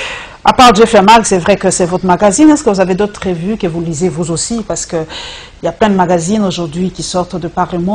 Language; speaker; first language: French; non-native, local second language; Lingala